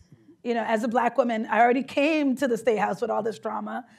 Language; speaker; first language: English; native; English